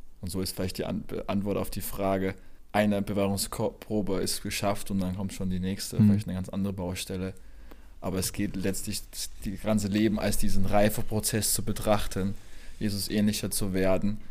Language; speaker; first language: German; native; German